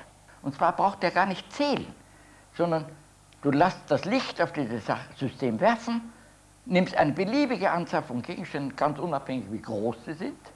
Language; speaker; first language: German; native; German